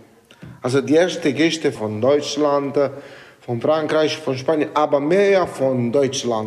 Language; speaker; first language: German; non-native, learner; Italian